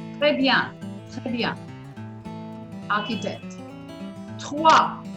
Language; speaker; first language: French; non-native, fluent; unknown